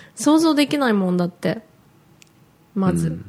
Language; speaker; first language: Japanese; early bilingual, heritage; Japanese